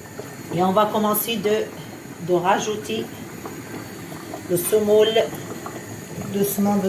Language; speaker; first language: French; non-native, fluent; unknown